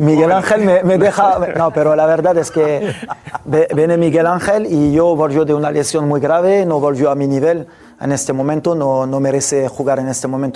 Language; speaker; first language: Spanish; non-native, fluent; French